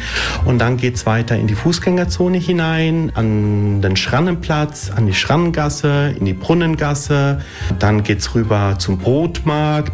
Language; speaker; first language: German; early bilingual, other home language; Italian